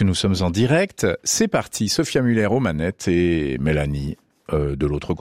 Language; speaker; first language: French; native; French